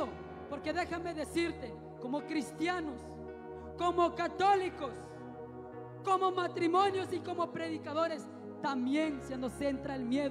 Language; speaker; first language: Spanish; native; Spanish